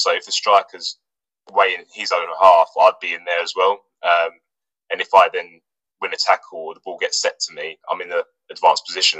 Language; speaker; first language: English; non-native, local second language; Russian